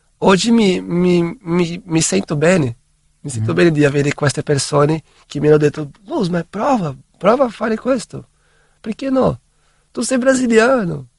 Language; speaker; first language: Italian; non-native, fluent; Portuguese